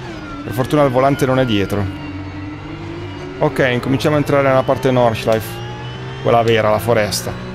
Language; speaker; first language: Italian; native; Italian